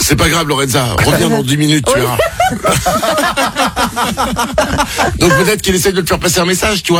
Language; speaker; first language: French; native; French